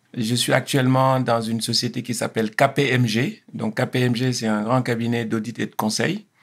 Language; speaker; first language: French; non-native, local second language; Wolof